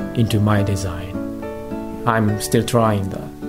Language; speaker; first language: English; non-native, learner; Japanese